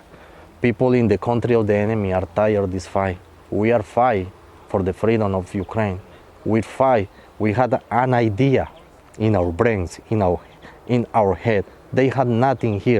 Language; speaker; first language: English; non-native, fluent; Spanish